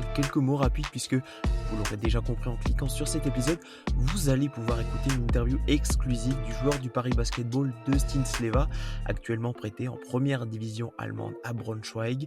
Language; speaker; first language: French; native; French